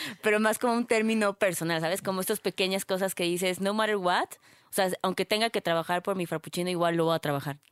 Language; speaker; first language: Spanish; native; Spanish